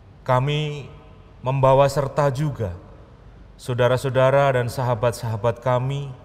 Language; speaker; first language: Indonesian; native; Indonesian